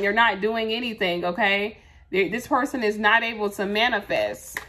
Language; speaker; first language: English; native; English